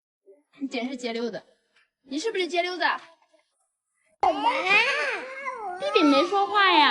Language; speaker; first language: Chinese; native; Chinese